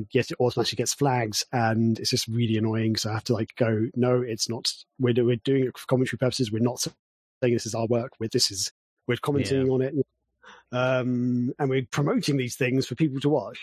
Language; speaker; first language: English; native; English